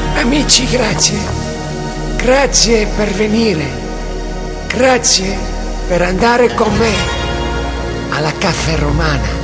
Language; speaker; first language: Italian; non-native, learner; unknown